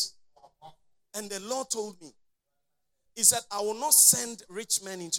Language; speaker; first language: English; non-native, local second language; Akan